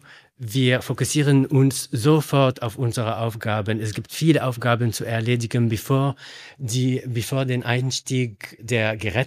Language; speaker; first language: German; non-native, learner; Arabic